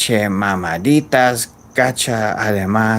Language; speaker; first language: Spanish; non-native, learner; English